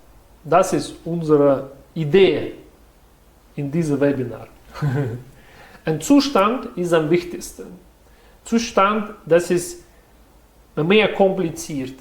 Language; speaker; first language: German; non-native, learner; Russian